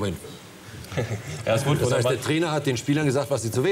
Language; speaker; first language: German; native; German